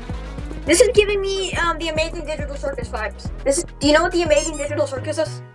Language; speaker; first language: English; native; English